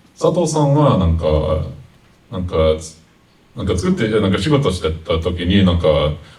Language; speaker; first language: Japanese; non-native, fluent; English